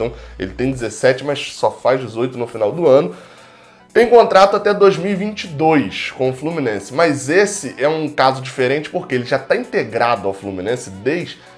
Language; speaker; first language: Portuguese; native; Portuguese